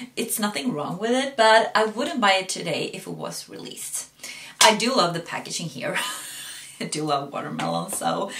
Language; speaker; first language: English; non-native, fluent; Swedish